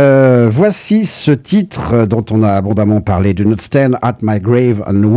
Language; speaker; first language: French; native; French